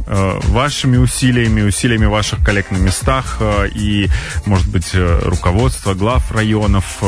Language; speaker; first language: Russian; native; Russian